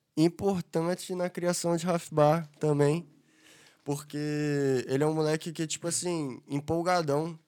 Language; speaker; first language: Portuguese; non-native, fluent; English